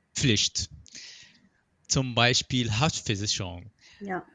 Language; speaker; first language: German; non-native, fluent; Arabic